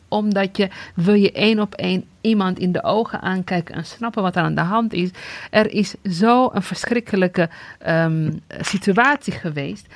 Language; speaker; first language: Dutch; non-native, fluent; Tigrinya